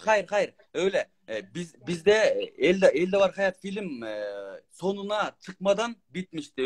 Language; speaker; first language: Turkish; non-native, learner; Kyrgyz